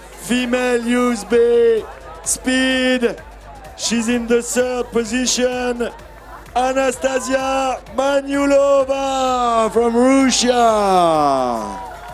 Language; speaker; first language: English; non-native, learner; French